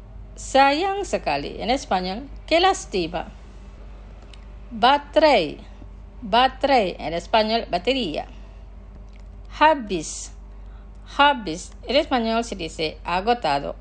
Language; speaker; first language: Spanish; non-native, fluent; Indonesian